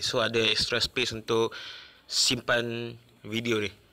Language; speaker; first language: Malay; native; Malay